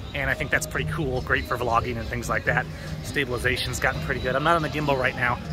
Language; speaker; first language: English; native; English